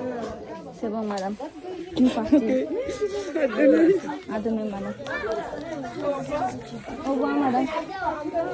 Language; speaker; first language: French; non-native, learner; Kazakh